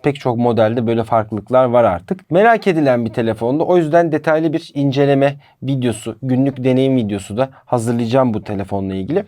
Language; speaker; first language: Turkish; native; Turkish